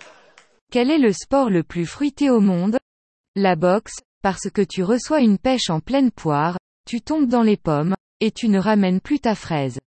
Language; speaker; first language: French; native; French